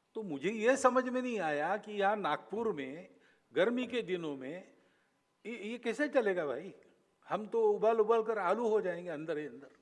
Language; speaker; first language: Hindi; non-native, local second language; Marathi